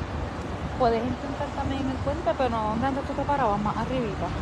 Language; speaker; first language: Spanish; native; Spanish